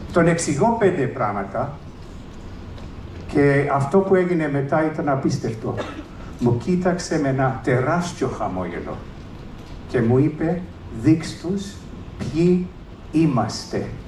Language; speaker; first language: Greek; early bilingual, heritage; English